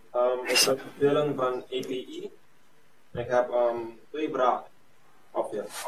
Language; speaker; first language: Dutch; non-native, local second language; Papiamento